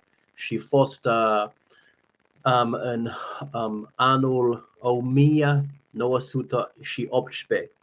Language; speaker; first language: Romanian; non-native, learner; English